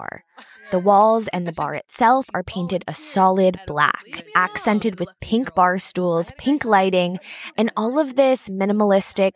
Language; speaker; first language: English; native; English